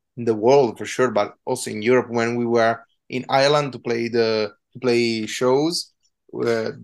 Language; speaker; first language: English; non-native, fluent; Italian